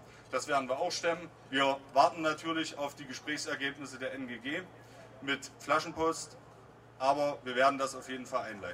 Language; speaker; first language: German; native; German